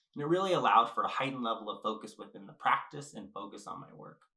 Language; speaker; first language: English; native; English